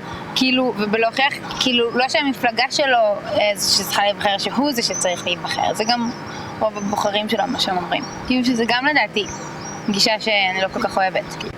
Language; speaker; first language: Hebrew; native; Hebrew